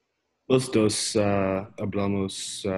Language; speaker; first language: Spanish; non-native, learner; English